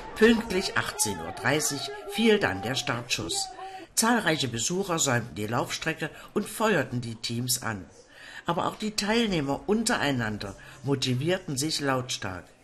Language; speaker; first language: German; native; German